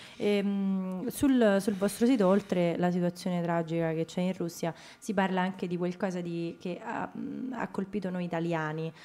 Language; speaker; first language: Italian; native; Italian